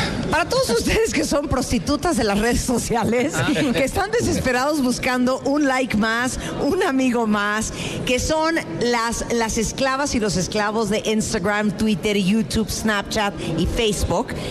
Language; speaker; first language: Spanish; native; Spanish